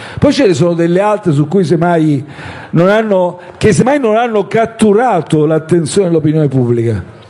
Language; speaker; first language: Italian; native; Italian